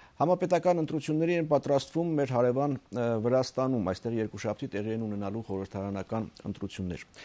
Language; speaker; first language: Armenian; native; Armenian